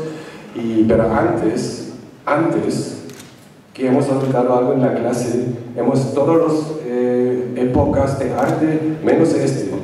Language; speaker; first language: Spanish; non-native, fluent; German